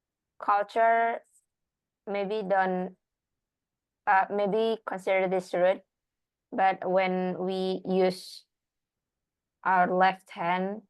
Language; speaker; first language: English; non-native, learner; Indonesian